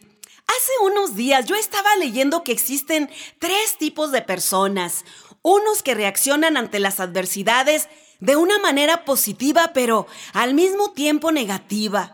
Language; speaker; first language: Spanish; native; Spanish